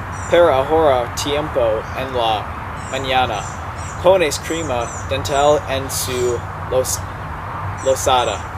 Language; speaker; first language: Spanish; non-native, learner; English